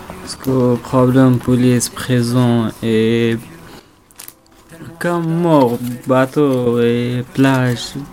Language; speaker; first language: French; non-native, learner; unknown